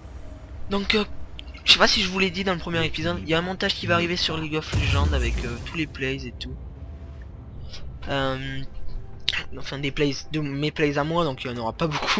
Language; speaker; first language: French; native; French